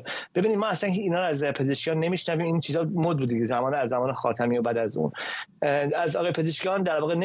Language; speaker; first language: Persian; native; Persian